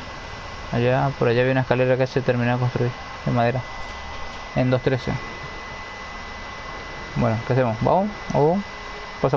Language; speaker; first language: Spanish; native; Spanish